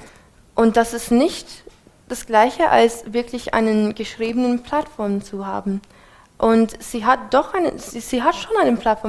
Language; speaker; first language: German; non-native, fluent; English